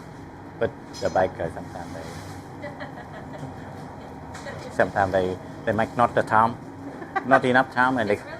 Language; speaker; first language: English; non-native, learner; Vietnamese